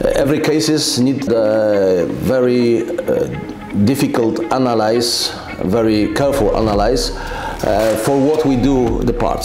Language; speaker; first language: English; non-native, learner; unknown